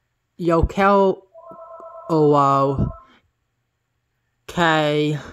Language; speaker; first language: Spanish; non-native, learner; English